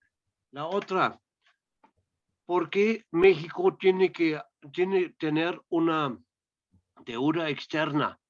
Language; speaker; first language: Spanish; non-native, fluent; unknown